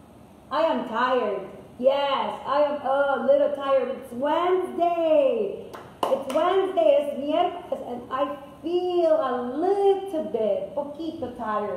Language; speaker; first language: English; non-native, fluent; Spanish